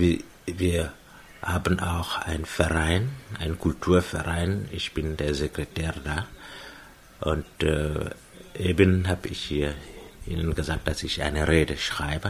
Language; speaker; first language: German; non-native, fluent; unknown